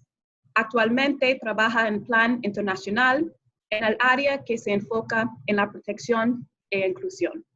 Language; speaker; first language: Spanish; non-native, fluent; English